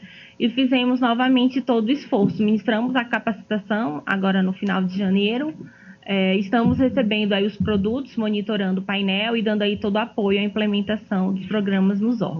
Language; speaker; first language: Portuguese; native; Portuguese